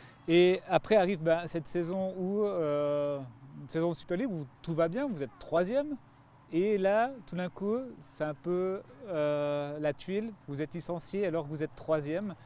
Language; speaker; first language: French; native; French